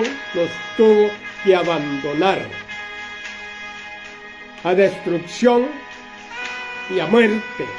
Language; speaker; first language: Spanish; native; Spanish